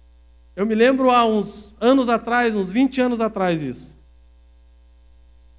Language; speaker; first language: Portuguese; native; Portuguese